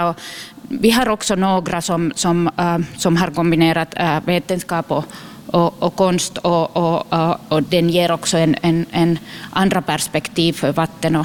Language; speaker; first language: Swedish; non-native, local second language; Finnish